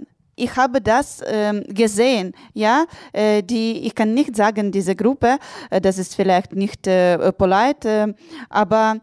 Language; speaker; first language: German; non-native, learner; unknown